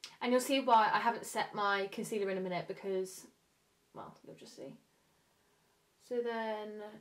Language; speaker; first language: English; native; English